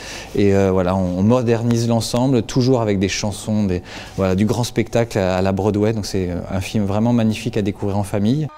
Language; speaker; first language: French; native; French